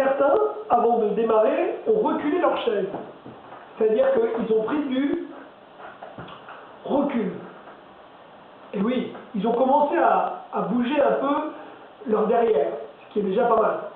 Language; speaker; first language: French; native; French